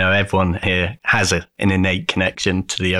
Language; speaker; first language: English; native; English